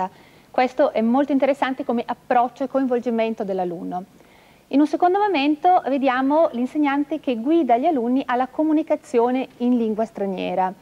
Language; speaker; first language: Italian; native; Italian